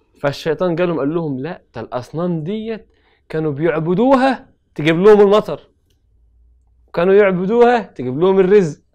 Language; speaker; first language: Arabic; native; Arabic